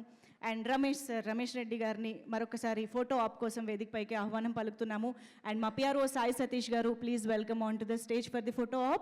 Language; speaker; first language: Telugu; native; Telugu